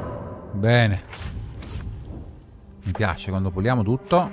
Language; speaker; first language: Italian; native; Italian